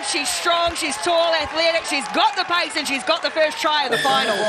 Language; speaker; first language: English; native; English